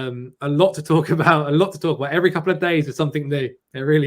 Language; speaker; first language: English; native; English